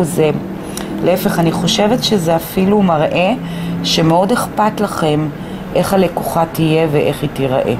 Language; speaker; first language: Hebrew; native; Hebrew